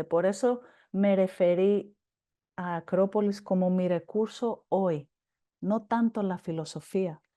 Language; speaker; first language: Spanish; non-native, fluent; Greek